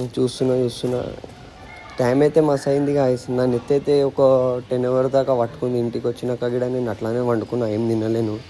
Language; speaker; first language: Telugu; non-native, local second language; Urdu